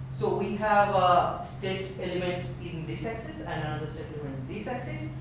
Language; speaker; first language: English; non-native, local second language; Bangla